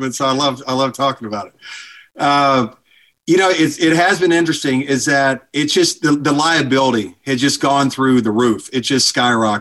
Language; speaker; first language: English; native; English